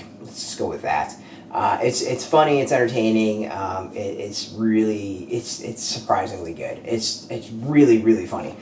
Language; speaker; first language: English; native; English